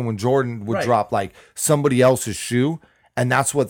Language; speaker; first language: English; native; English